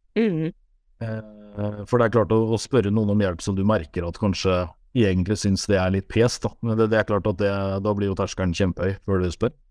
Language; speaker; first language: Norwegian; native; Norwegian